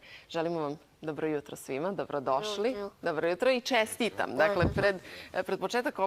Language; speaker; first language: Bosnian; native; Bosnian